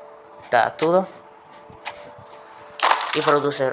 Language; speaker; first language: Portuguese; non-native, learner; Spanish